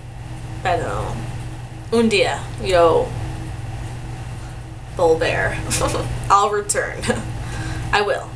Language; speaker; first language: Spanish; early bilingual, heritage; English